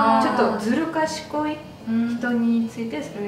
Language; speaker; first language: Japanese; non-native, fluent; Russian